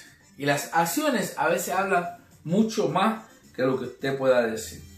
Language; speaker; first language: Spanish; native; Spanish